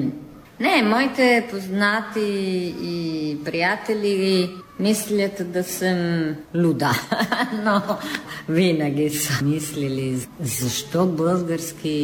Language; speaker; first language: Bulgarian; non-native, fluent; Italian